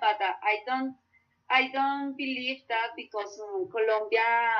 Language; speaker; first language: English; non-native, learner; Spanish